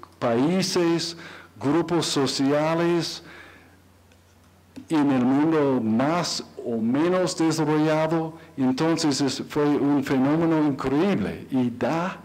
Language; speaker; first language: Spanish; non-native, learner; English